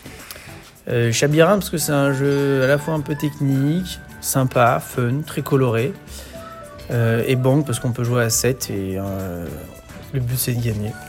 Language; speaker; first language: French; native; French